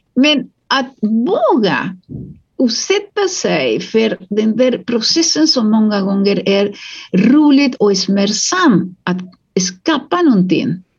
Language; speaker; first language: Swedish; non-native, fluent; Spanish